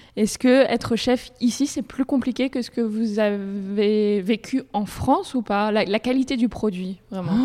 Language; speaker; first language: French; native; French